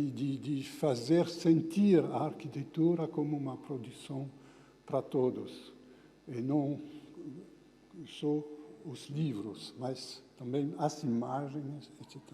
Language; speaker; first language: Portuguese; non-native, fluent; French